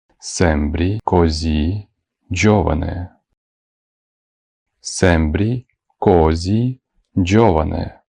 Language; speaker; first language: Italian; non-native, fluent; Ukrainian